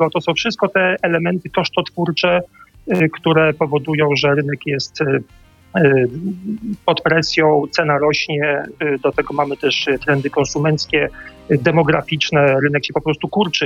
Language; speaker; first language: Polish; native; Polish